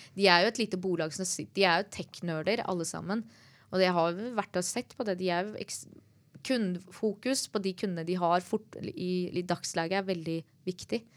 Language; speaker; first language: Norwegian; early bilingual, other home language; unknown